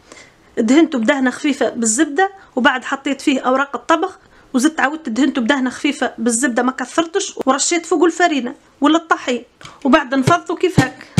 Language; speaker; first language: Arabic; native; Arabic